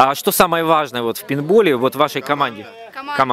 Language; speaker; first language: Russian; native; Russian